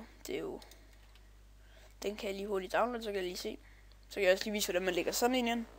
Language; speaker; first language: Danish; native; Danish